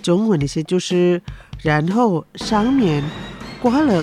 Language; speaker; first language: Chinese; non-native, fluent; Indonesian